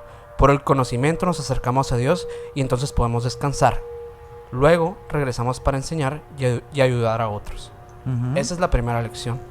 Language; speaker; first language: Spanish; native; Spanish